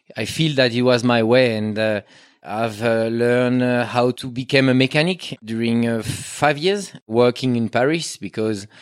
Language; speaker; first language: English; non-native, fluent; French